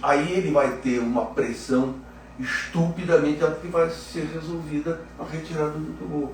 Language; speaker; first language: Portuguese; native; Portuguese